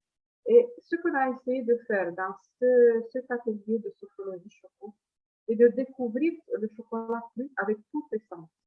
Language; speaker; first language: French; non-native, fluent; Italian